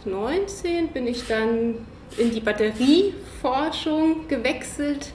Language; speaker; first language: German; native; German